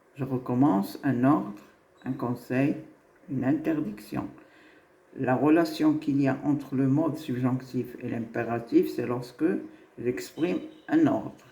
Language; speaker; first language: French; non-native, local second language; Arabic